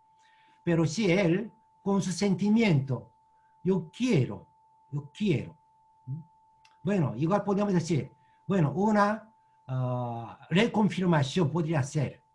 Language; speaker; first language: Spanish; non-native, learner; Korean